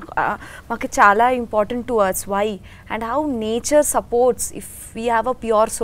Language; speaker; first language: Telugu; non-native, learner; Bangla